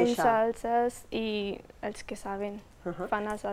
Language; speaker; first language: Catalan; early bilingual, other home language; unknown